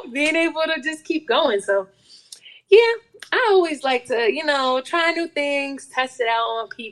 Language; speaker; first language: English; native; English